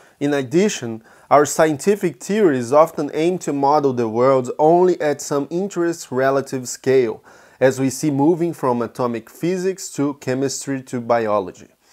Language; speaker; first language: English; non-native, fluent; Portuguese